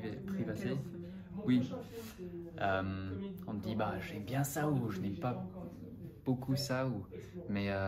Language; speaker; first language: French; non-native, fluent; English